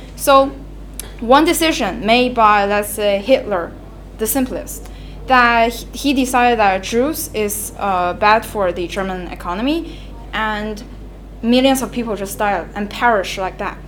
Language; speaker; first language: English; non-native, fluent; Chinese